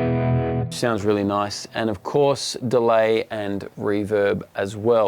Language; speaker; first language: English; native; English